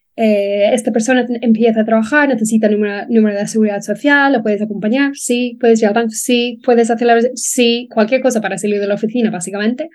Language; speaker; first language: Spanish; non-native, fluent; English